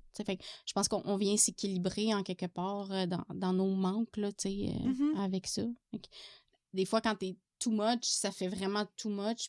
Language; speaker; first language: French; native; French